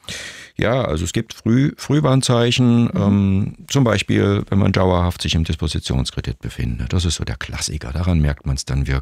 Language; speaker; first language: German; native; German